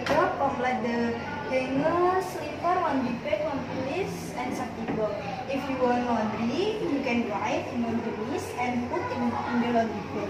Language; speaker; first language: English; non-native, learner; Indonesian